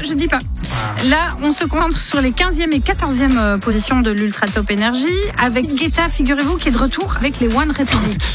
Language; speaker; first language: French; native; French